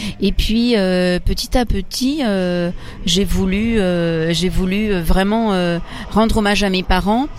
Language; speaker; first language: French; early bilingual, other home language; Italian